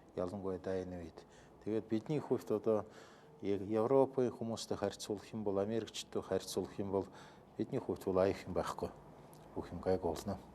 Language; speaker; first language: Mongolian; non-native, fluent; Russian